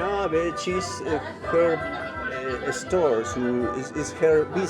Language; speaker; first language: English; non-native, fluent; Spanish